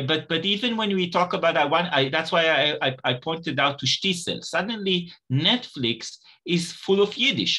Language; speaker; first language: English; non-native, fluent; Hebrew